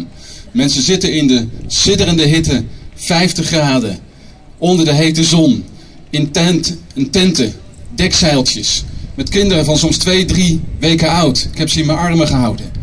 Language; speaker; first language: Dutch; native; Dutch